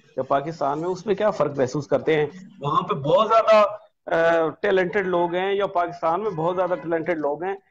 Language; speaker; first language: Urdu; non-native, local second language; Punjabi